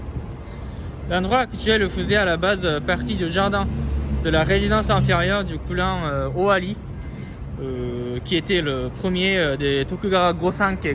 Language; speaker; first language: French; non-native, fluent; Japanese